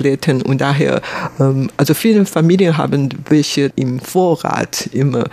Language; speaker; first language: German; non-native, fluent; Chinese